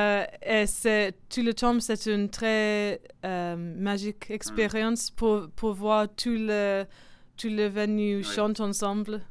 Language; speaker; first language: French; non-native, learner; English